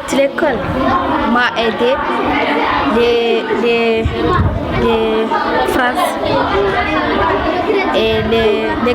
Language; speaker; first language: French; non-native, learner; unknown